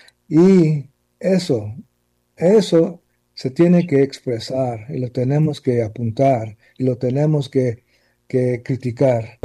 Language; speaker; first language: Spanish; early bilingual, heritage; Spanish